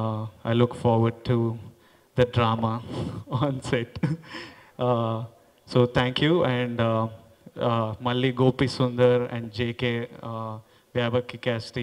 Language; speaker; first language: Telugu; native; Telugu